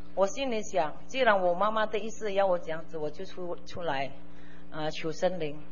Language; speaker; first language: Chinese; early bilingual, heritage; Chinese